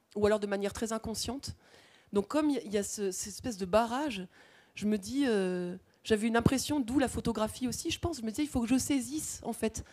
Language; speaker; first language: French; native; French